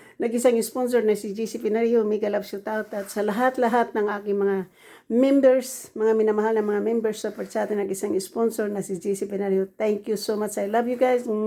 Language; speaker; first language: Filipino; non-native, local second language; Cebuano